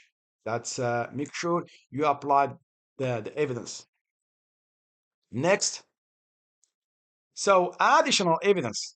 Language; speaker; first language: English; non-native, fluent; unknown